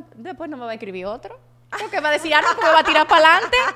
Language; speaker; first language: Spanish; native; Spanish